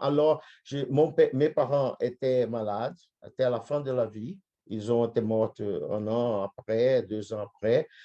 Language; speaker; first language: French; non-native, fluent; Portuguese